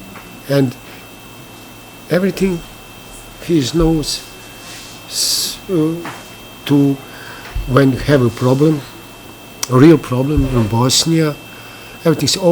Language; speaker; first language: English; non-native, learner; Bosnian